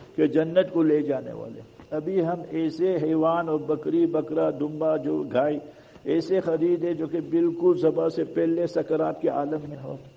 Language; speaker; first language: Urdu; non-native, local second language; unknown